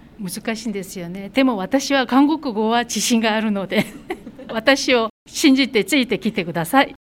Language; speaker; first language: Japanese; non-native, fluent; Korean